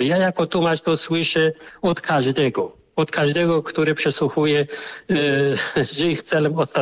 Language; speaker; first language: Polish; non-native, fluent; Arabic